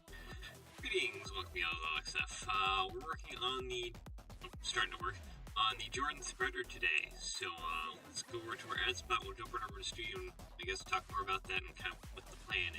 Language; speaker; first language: English; native; English